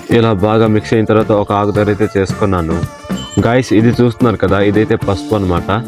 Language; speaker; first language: Telugu; non-native, local second language; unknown